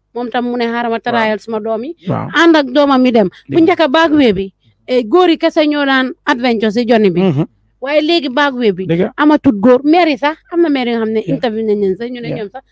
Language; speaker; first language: Wolof; native; Wolof